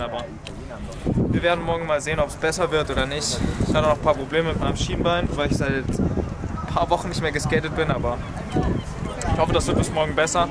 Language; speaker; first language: German; native; German